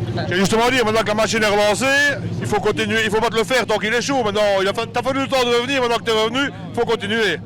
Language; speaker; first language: French; native; French